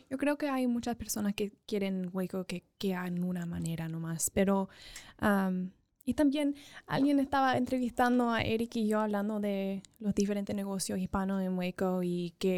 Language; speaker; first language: Spanish; early bilingual, other home language; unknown